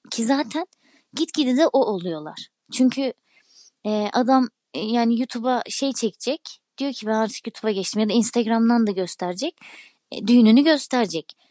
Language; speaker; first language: Turkish; native; Turkish